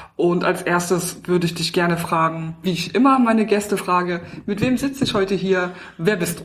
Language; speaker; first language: German; native; German